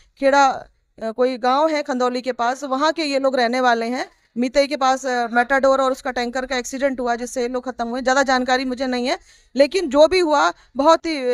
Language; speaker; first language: Hindi; native; Hindi